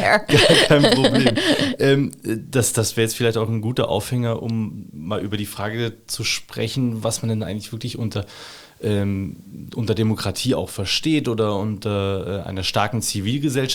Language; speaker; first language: German; native; German